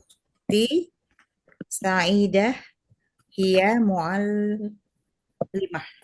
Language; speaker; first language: Arabic; non-native, learner; Indonesian